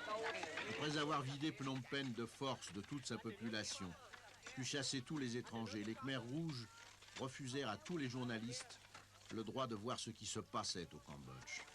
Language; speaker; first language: French; native; French